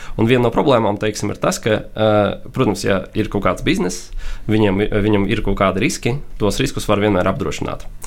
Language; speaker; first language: Latvian; non-native, local second language; Russian